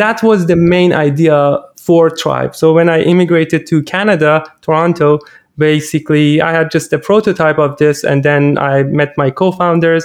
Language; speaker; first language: English; non-native, fluent; Persian